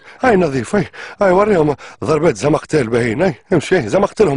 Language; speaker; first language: Arabic; native; Arabic